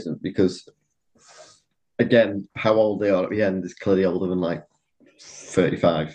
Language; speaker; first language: English; native; English